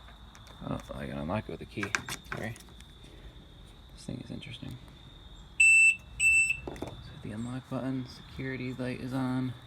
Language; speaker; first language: English; native; English